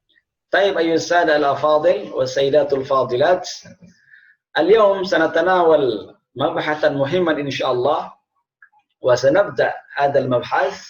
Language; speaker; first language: Arabic; non-native, fluent; Indonesian